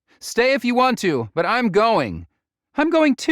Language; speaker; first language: English; native; English